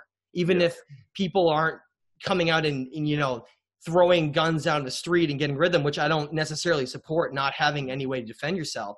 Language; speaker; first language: English; native; English